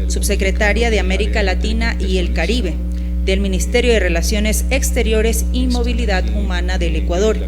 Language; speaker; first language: Spanish; native; Spanish